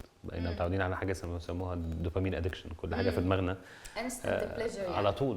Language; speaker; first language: Arabic; native; Arabic